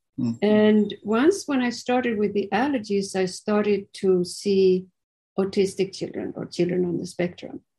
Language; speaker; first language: English; non-native, fluent; Swedish